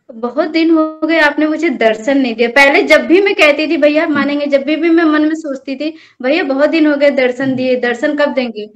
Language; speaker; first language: Hindi; native; Hindi